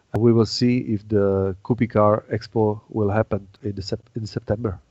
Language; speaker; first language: English; non-native, fluent; Czech